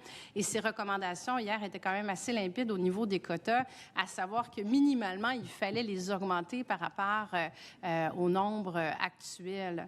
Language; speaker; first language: French; native; French